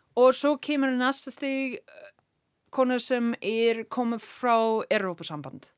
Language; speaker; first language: Icelandic; non-native, learner; English